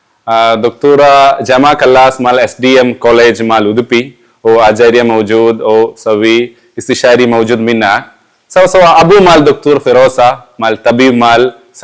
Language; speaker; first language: Arabic; non-native, learner; Malayalam